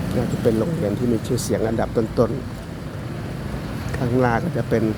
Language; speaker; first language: Thai; native; Thai